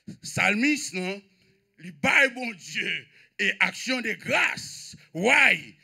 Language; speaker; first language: French; non-native, local second language; Haitian Creole